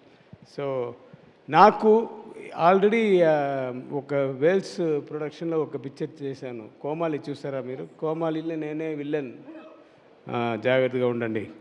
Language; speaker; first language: Telugu; non-native, learner; Tamil